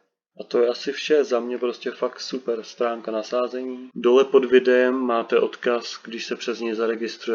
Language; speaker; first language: Czech; native; Czech